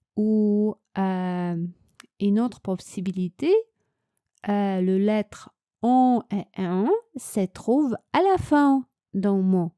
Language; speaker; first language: French; non-native, fluent; Polish